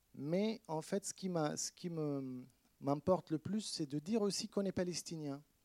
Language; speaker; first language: French; non-native, fluent; Arabic